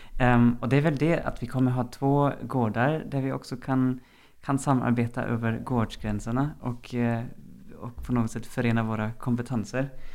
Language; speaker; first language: Norwegian; non-native, fluent; German